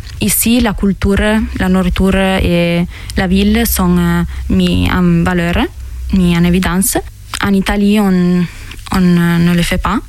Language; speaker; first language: French; non-native, fluent; Italian